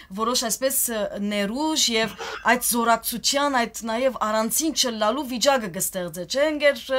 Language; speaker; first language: Armenian; early bilingual, heritage; Armenian